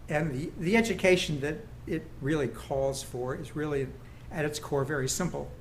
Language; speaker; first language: English; native; English